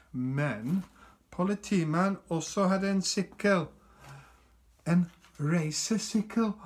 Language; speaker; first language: Norwegian; non-native, fluent; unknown